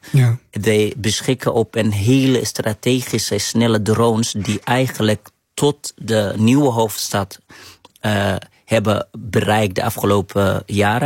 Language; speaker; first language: Dutch; non-native, fluent; Arabic